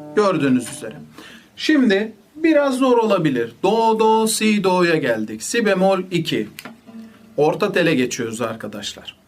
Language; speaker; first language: Turkish; native; Turkish